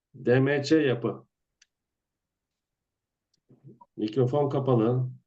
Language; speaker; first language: Turkish; native; Turkish